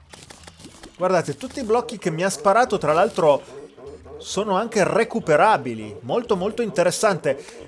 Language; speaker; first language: Italian; native; Italian